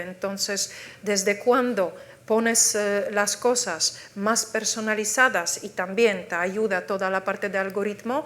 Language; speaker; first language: Spanish; non-native, fluent; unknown